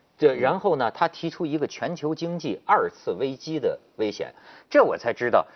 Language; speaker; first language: Chinese; native; Chinese